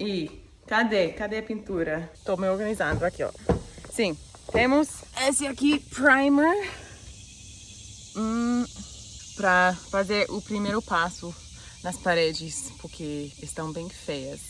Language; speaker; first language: Portuguese; non-native, fluent; English